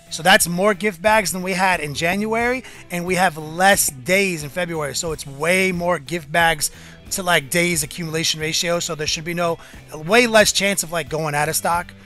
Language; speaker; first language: English; native; English